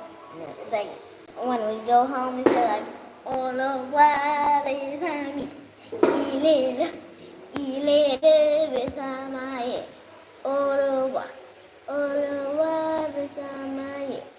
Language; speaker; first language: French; non-native, learner; English